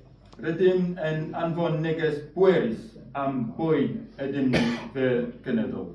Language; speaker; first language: Welsh; non-native, fluent; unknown